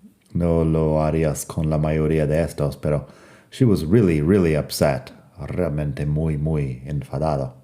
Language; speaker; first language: Spanish; non-native, fluent; English